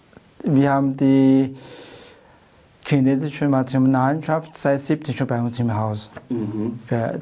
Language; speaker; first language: German; non-native, learner; Chinese